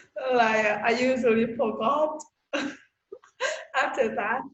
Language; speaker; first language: English; non-native, learner; Vietnamese